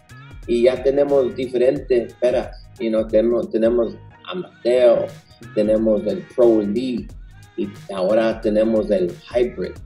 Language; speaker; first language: Spanish; early bilingual, heritage; Spanish